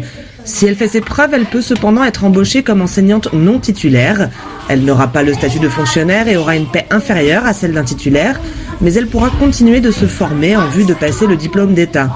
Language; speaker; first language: French; native; French